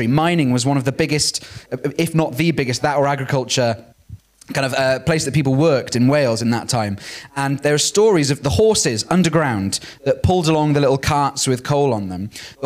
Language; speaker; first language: English; native; English